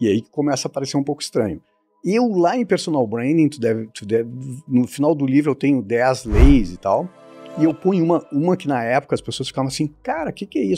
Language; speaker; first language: Portuguese; native; Portuguese